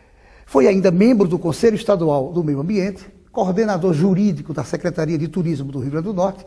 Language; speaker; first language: Portuguese; native; Portuguese